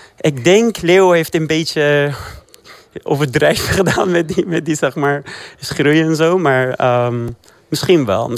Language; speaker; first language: Dutch; early bilingual, other home language; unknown